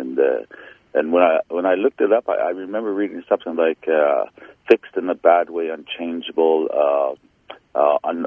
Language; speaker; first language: English; native; English